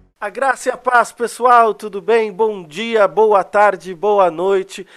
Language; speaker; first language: Portuguese; native; Portuguese